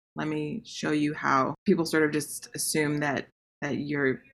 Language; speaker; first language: English; native; English